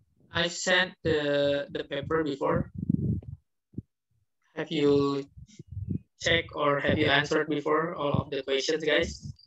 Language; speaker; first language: English; non-native, fluent; Indonesian